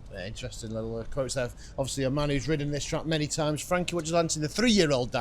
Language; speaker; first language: English; native; English